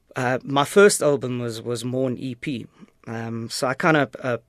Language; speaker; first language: English; native; English